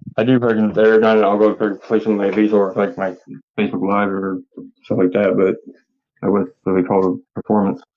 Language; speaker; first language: English; native; English